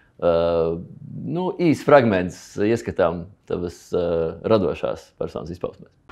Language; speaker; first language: Latvian; native; Latvian